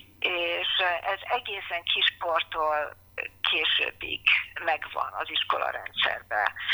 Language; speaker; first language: Hungarian; early bilingual, heritage; Hungarian